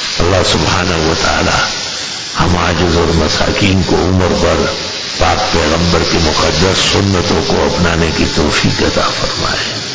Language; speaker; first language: Urdu; non-native, local second language; Pashto